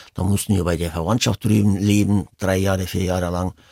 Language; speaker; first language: German; early bilingual, other home language; Turkish